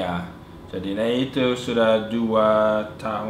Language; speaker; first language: Indonesian; non-native, fluent; English